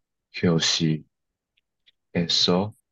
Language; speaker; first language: Korean; non-native, learner; Chinese